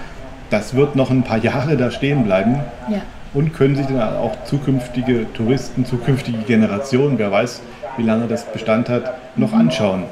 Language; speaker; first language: German; native; German